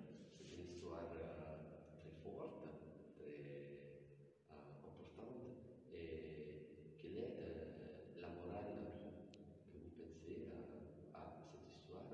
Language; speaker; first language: French; non-native, learner; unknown